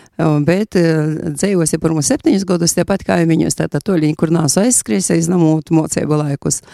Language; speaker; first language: Latvian; native; Latvian